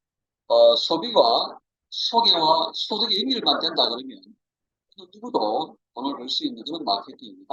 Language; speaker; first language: Korean; native; Korean